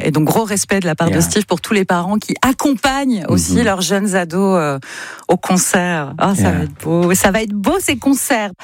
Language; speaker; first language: French; native; French